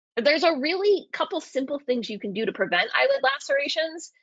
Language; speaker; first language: English; native; English